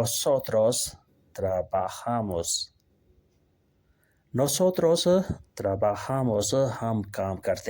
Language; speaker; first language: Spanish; non-native, learner; Urdu